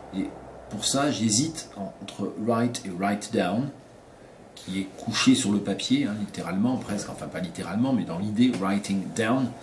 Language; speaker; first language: French; native; French